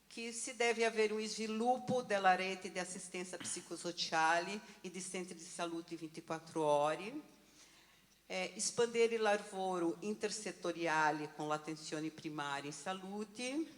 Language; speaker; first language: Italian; non-native, learner; Portuguese